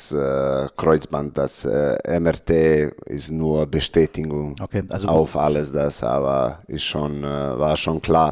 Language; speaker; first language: German; non-native, learner; Serbian